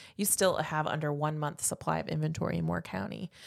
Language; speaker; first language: English; native; English